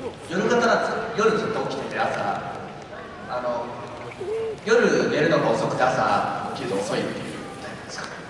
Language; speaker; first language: Japanese; native; Japanese